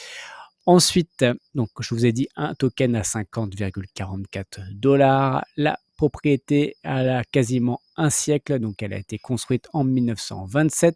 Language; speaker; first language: French; native; French